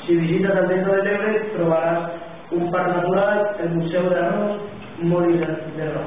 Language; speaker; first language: Catalan; non-native, learner; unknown